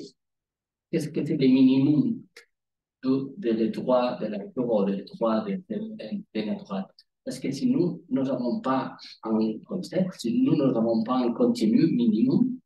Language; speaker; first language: French; non-native, learner; Spanish